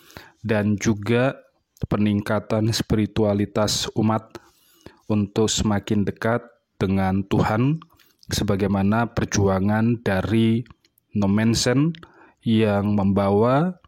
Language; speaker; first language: Indonesian; native; Indonesian